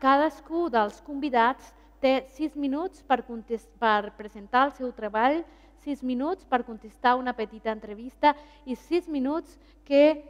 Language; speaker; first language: Catalan; non-native, fluent; Spanish